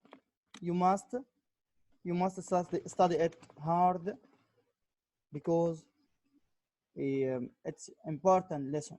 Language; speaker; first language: English; non-native, learner; Arabic